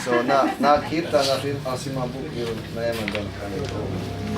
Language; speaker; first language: Dutch; non-native, fluent; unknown